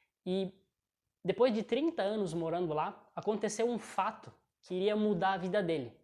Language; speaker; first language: Portuguese; native; Portuguese